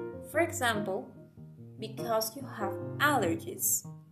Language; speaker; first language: English; non-native, fluent; Spanish